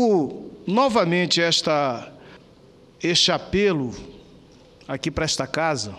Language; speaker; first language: Portuguese; native; Portuguese